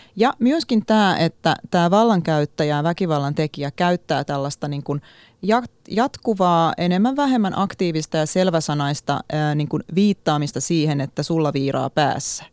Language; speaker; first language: Finnish; native; Finnish